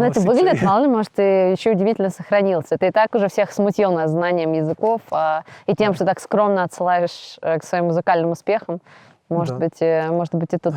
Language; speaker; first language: Russian; native; Russian